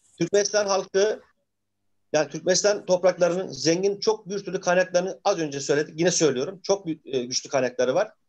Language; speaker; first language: Turkish; native; Turkish